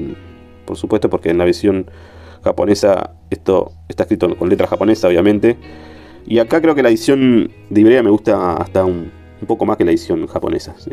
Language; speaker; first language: Spanish; native; Spanish